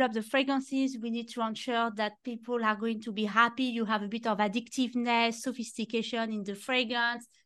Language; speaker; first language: English; non-native, fluent; French